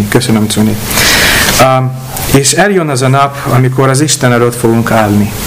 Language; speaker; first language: Hungarian; non-native, fluent; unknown